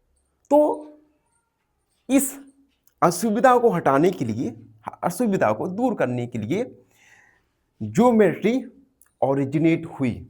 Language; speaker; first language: Hindi; native; Hindi